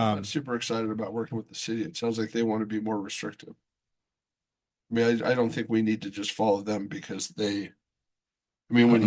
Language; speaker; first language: English; native; English